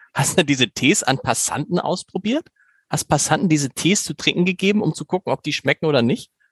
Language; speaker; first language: German; native; German